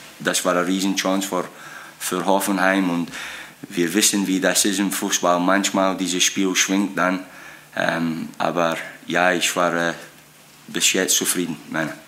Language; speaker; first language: German; non-native, fluent; English